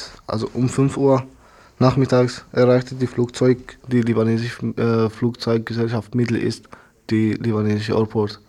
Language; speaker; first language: German; non-native, learner; Arabic